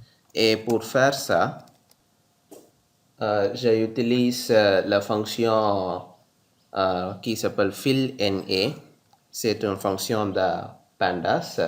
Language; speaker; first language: French; non-native, learner; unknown